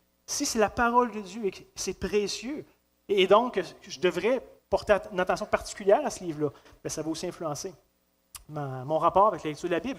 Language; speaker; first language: French; native; French